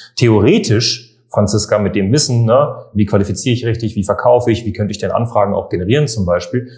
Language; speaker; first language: German; native; German